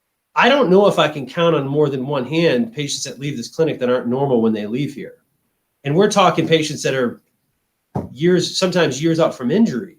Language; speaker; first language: English; native; English